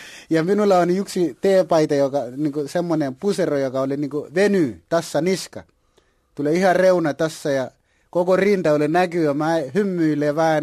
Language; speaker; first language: Finnish; non-native, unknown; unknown